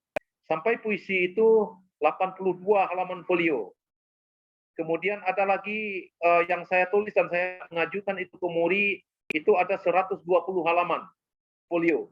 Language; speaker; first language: Indonesian; native; Indonesian